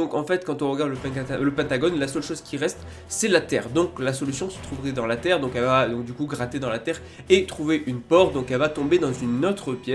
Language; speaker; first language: French; native; French